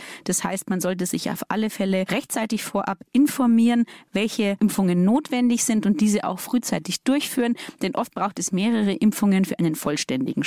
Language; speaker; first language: German; native; German